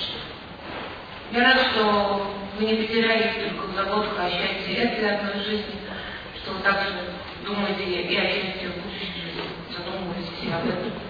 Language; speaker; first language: Russian; native; Russian